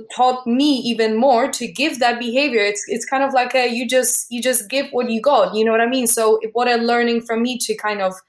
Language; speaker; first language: English; non-native, fluent; Polish